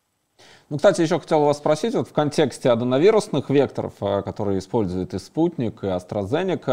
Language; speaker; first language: Russian; native; Russian